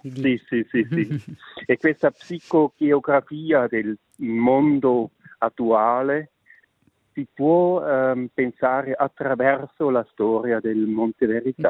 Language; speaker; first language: Italian; non-native, local second language; Swiss German